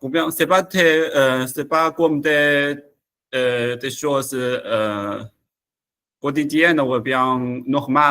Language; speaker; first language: French; non-native, learner; Chinese